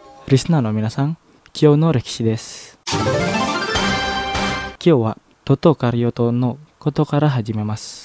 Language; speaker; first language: Japanese; non-native, fluent; Indonesian